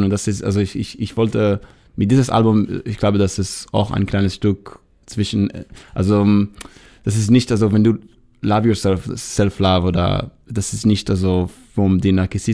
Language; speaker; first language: German; non-native, learner; Hebrew